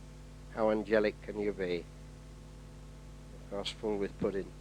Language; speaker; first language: English; native; English